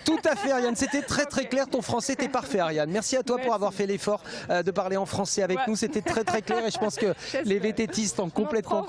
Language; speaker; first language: French; native; French